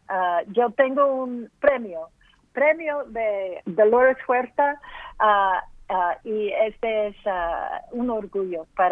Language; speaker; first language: Spanish; early bilingual, heritage; English